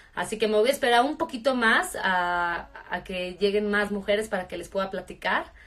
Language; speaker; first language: Spanish; native; Spanish